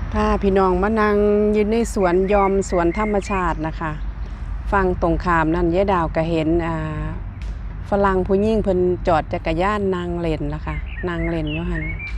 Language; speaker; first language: Thai; native; Thai